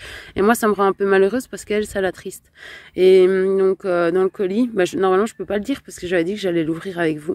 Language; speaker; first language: French; native; French